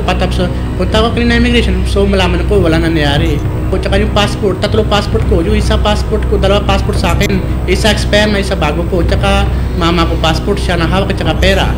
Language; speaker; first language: Filipino; non-native, learner; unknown